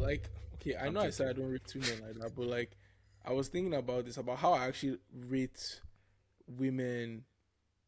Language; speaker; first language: English; non-native, local second language; Yoruba